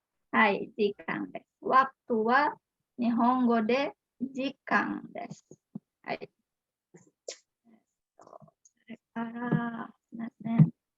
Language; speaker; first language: Japanese; non-native, fluent; Indonesian